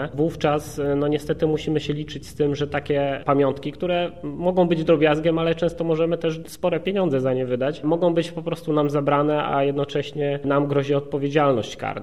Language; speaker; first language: Polish; native; Polish